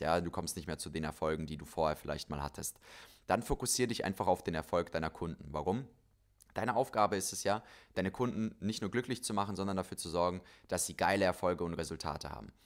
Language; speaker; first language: German; native; German